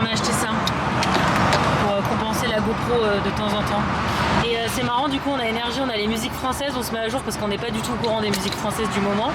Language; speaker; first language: French; native; French